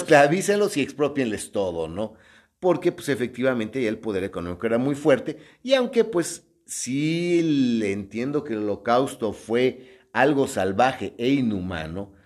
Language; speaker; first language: Spanish; native; Spanish